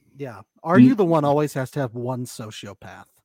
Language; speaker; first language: English; native; English